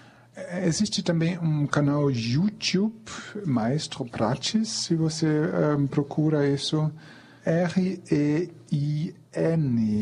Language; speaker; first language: Portuguese; non-native, fluent; German